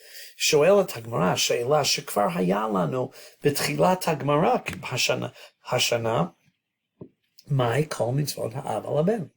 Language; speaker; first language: Hebrew; non-native, fluent; English